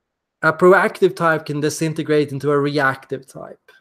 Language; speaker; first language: English; non-native, fluent; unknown